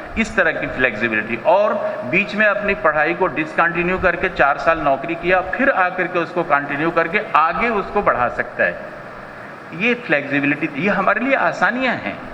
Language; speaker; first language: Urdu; native; Urdu